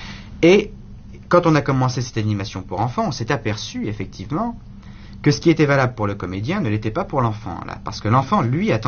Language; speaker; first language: French; native; French